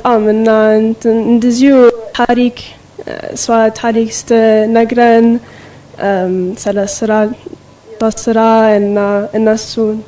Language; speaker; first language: Amharic; early bilingual, heritage; Amharic